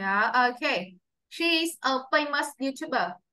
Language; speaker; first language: English; non-native, fluent; Vietnamese